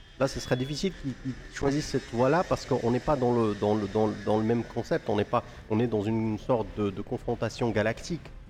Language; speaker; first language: French; non-native, local second language; Arabic